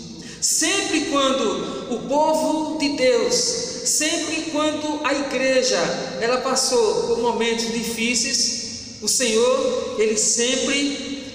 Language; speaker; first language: Portuguese; native; Portuguese